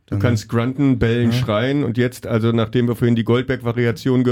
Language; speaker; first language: German; native; German